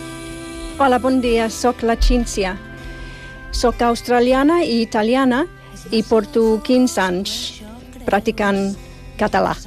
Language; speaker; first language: Catalan; non-native, fluent; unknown